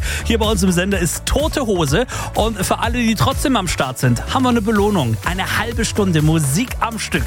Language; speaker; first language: German; native; German